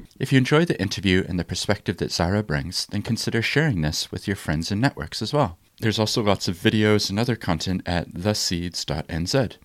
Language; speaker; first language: English; native; English